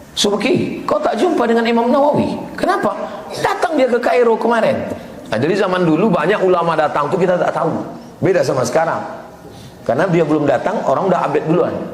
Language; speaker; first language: Indonesian; native; Indonesian